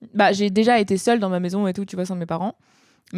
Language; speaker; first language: French; native; French